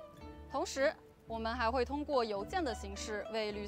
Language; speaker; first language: Chinese; native; Chinese